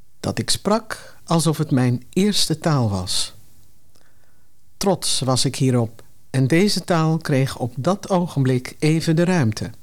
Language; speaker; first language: Dutch; non-native, local second language; Papiamento